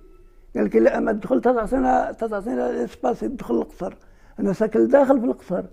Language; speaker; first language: Arabic; native; Arabic